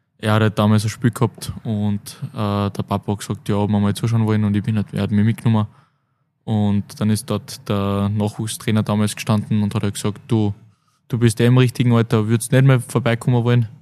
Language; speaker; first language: German; native; German